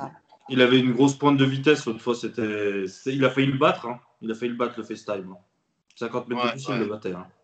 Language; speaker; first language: French; native; French